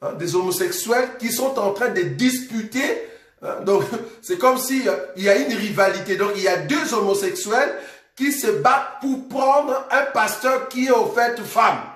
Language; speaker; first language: French; non-native, local second language; Lingala